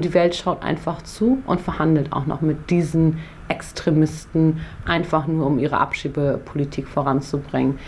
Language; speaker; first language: German; early bilingual, other home language; Persian